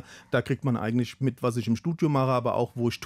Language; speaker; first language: German; native; German